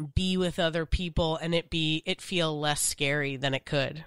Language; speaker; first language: English; native; English